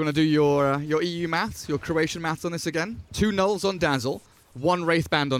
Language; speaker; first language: English; native; English